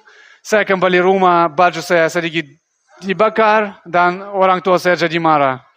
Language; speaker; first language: Indonesian; non-native, learner; Russian